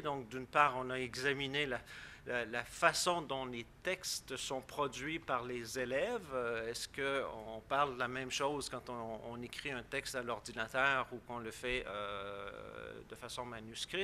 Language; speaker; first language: French; native; French